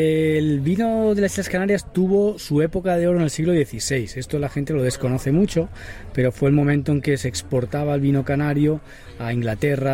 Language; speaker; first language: Spanish; native; Spanish